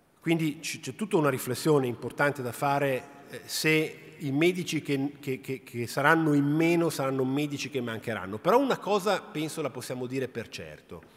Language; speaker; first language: Italian; native; Italian